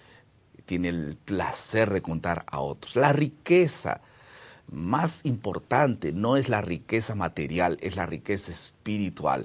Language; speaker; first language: Spanish; non-native, fluent; Portuguese